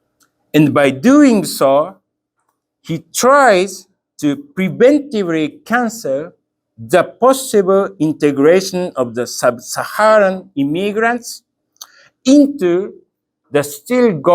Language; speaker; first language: English; non-native, fluent; Japanese